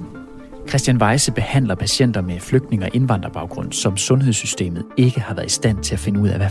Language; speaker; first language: Danish; native; Danish